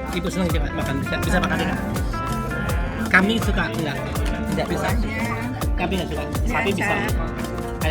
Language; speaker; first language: Indonesian; non-native, learner; Turkish